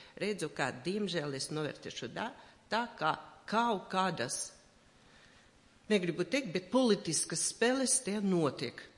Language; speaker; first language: Latvian; non-native, local second language; Russian